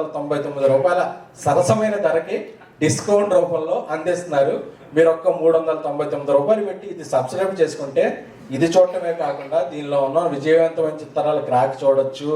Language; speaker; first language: Telugu; native; Telugu